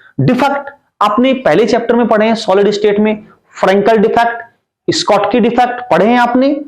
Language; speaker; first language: Hindi; native; Hindi